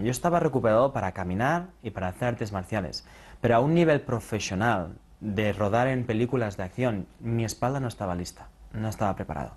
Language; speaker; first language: Spanish; native; Spanish